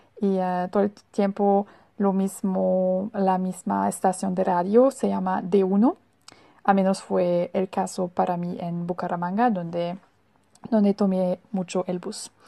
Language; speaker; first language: Spanish; non-native, fluent; German